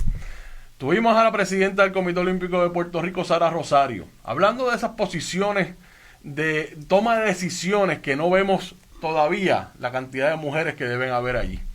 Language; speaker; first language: Spanish; native; Spanish